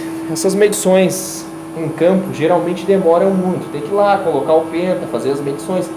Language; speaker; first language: Portuguese; native; Portuguese